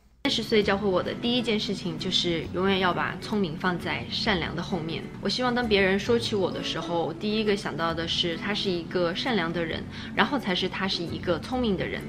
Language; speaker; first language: Chinese; native; Chinese